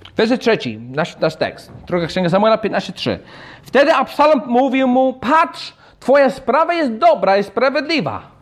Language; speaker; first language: Polish; non-native, fluent; English